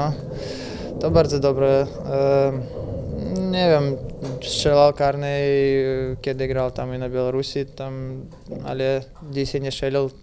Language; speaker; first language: Polish; non-native, learner; Russian